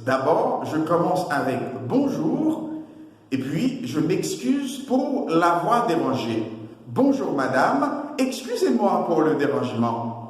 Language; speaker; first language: French; non-native, local second language; Haitian Creole